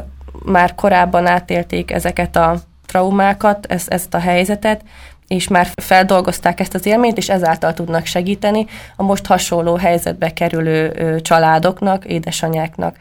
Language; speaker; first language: Hungarian; native; Hungarian